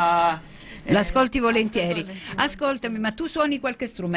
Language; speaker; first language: Italian; native; Italian